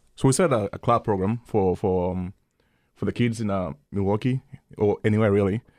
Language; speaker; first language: English; early bilingual, other home language; Swahili